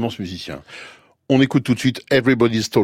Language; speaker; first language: French; native; French